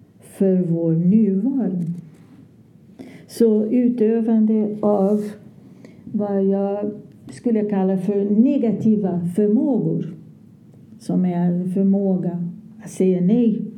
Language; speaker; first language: Swedish; non-native, fluent; Portuguese